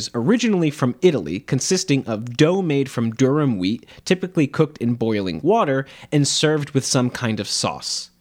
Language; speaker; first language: English; native; English